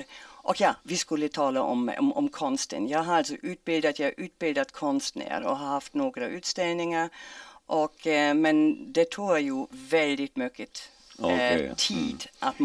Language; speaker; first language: Swedish; non-native, fluent; German